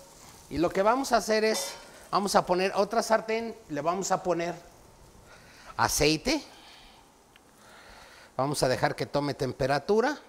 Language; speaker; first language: Spanish; native; Spanish